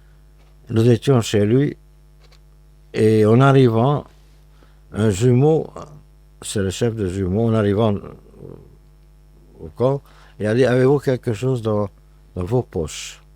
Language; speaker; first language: French; non-native, fluent; Hungarian